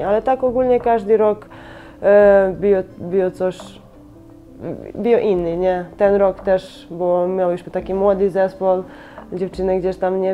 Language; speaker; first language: Polish; non-native, fluent; Serbian